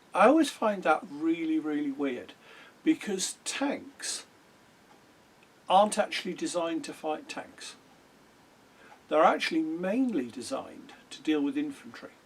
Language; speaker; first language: English; native; English